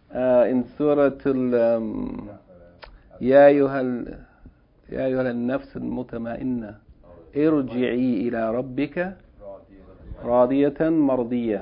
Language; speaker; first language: Arabic; non-native, fluent; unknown